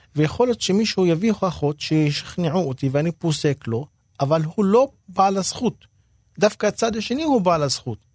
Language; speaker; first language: Hebrew; non-native, local second language; Arabic